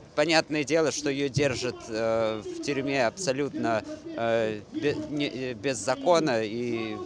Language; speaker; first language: Russian; native; Russian